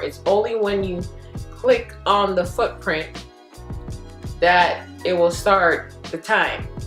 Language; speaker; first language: English; native; English